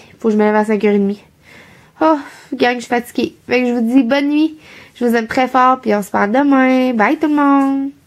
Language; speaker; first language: French; native; French